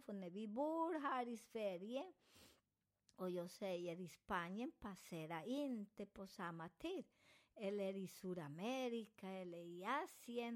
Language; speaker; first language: Swedish; non-native, fluent; Spanish